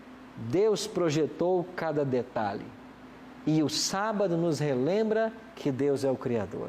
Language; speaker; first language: Portuguese; native; Portuguese